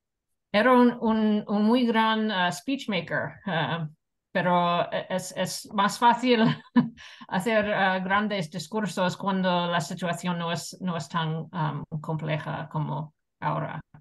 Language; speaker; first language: Spanish; non-native, fluent; English